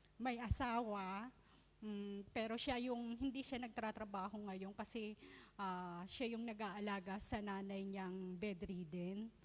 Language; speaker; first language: Filipino; native; Filipino